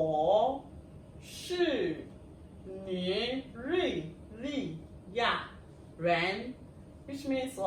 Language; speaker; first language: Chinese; non-native, fluent; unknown